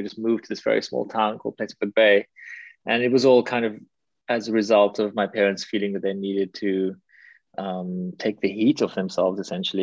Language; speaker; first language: English; native; English